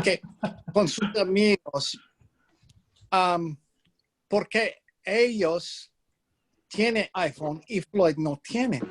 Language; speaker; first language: Spanish; non-native, learner; English